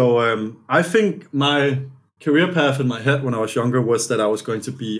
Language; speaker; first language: English; non-native, fluent; Danish